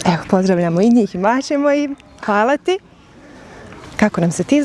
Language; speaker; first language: Bosnian; native; Bosnian